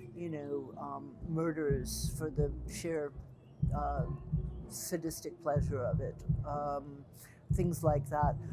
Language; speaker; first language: English; native; English